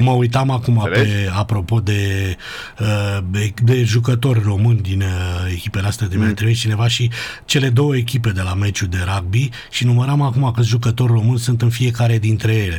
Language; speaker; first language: Romanian; native; Romanian